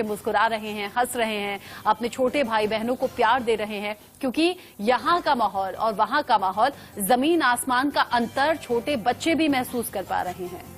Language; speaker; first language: Hindi; native; Hindi